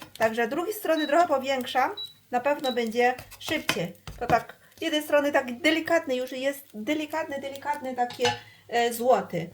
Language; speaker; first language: Polish; non-native, learner; Chinese